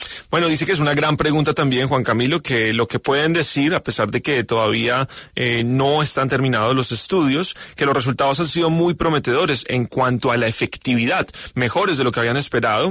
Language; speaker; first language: Spanish; native; Spanish